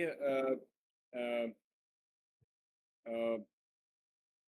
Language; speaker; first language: French; non-native, learner; Russian